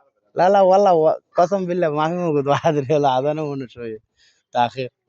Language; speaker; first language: Arabic; non-native, learner; Bangla